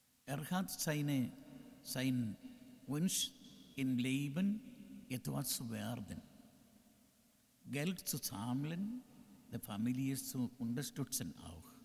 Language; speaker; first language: German; non-native, learner; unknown